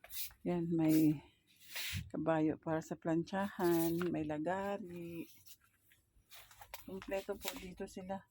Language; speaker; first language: Filipino; native; Filipino